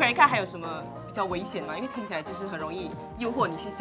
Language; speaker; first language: Chinese; native; Chinese